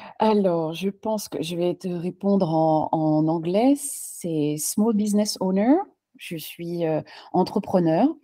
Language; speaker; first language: French; native; French